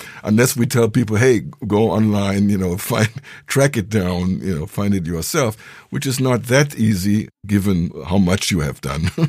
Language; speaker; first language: English; non-native, fluent; German